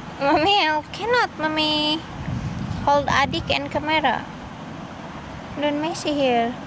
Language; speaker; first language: English; non-native, learner; Indonesian